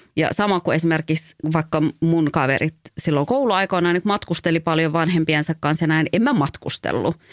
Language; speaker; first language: Finnish; early bilingual, other home language; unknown